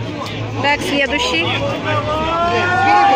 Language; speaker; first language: Russian; native; Russian